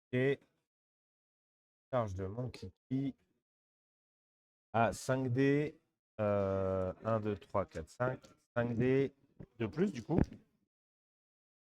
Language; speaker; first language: French; native; French